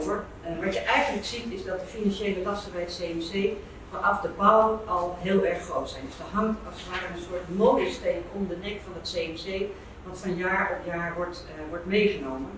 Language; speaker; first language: Dutch; non-native, local second language; Papiamento